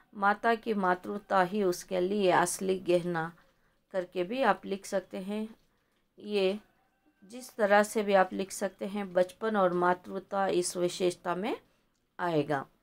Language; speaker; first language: Hindi; non-native, local second language; Kannada